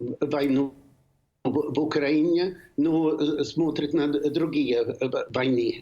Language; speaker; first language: Russian; non-native, fluent; Swedish